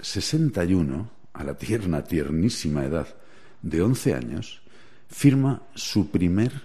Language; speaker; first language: Spanish; native; Spanish